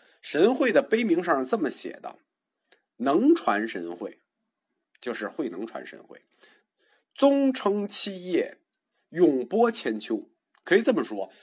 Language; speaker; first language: Chinese; native; Chinese